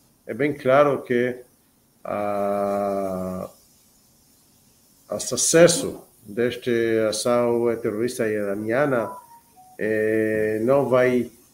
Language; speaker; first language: Portuguese; non-native, fluent; Hebrew